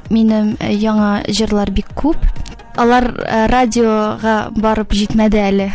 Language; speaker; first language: Tatar; native; Tatar